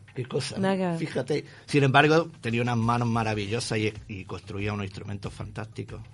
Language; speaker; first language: Spanish; native; Spanish